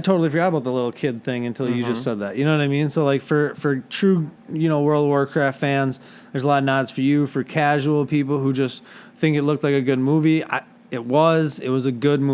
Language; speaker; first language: English; native; English